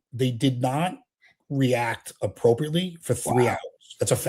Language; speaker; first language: English; native; English